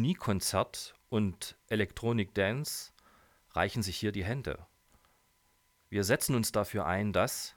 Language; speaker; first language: German; native; German